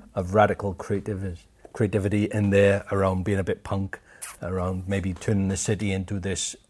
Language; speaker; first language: English; native; English